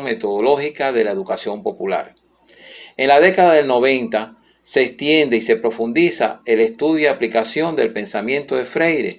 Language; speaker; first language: Spanish; native; Spanish